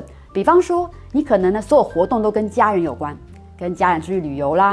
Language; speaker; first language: Chinese; native; Chinese